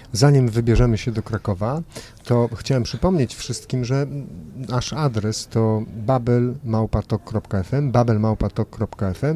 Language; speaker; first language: Polish; native; Polish